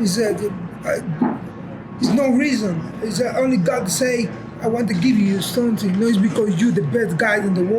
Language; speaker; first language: English; non-native, learner; Spanish